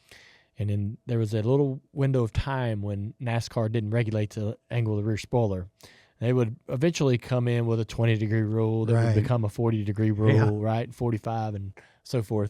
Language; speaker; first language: English; native; English